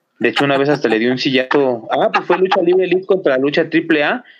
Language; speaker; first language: Spanish; native; Spanish